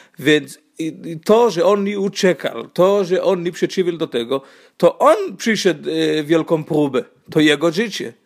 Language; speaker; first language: Polish; non-native, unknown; Hebrew